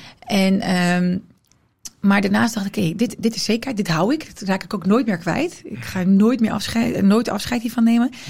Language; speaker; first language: Dutch; early bilingual, other home language; Riffian